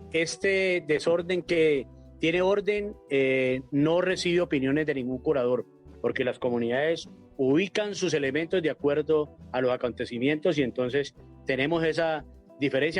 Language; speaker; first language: Spanish; native; Spanish